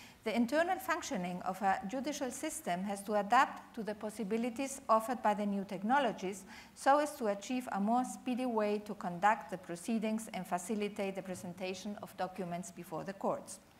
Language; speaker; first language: English; non-native, fluent; Spanish